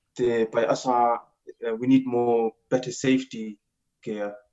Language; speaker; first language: Punjabi; early bilingual, heritage; Punjabi